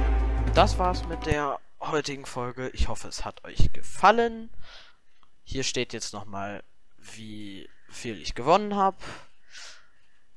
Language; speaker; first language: German; native; German